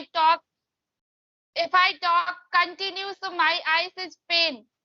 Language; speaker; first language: English; non-native, learner; Hindi